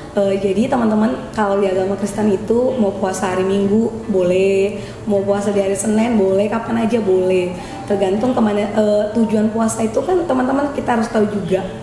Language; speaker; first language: Indonesian; native; Indonesian